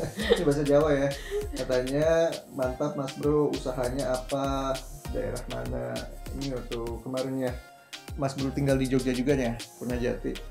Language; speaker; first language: Indonesian; native; Indonesian